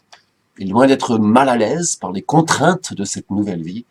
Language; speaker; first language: French; native; French